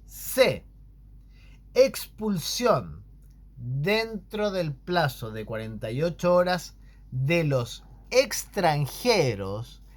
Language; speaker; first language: Spanish; native; Spanish